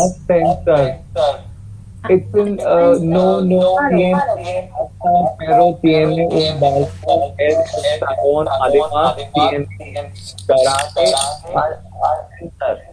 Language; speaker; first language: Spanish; non-native, learner; English